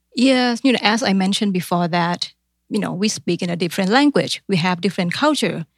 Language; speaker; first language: English; non-native, fluent; Thai